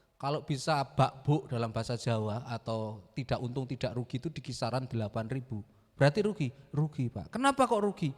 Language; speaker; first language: Indonesian; native; Indonesian